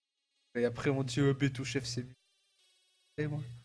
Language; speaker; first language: French; native; French